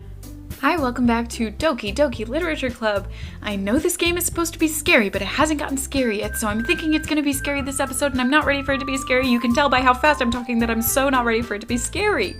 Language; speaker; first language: English; native; English